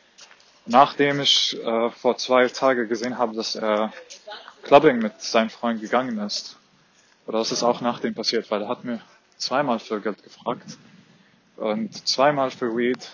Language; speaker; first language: German; non-native, fluent; Arabic